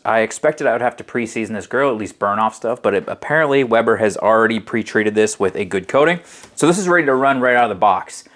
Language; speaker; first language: English; native; English